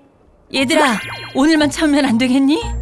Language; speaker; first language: Korean; native; Korean